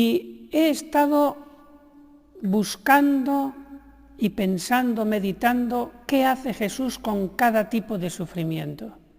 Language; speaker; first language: Spanish; native; Spanish